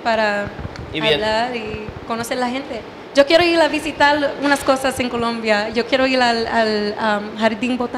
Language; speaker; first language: Spanish; early bilingual, heritage; English